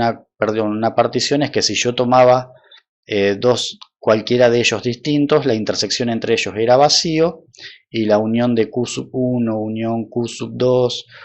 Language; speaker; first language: Spanish; native; Spanish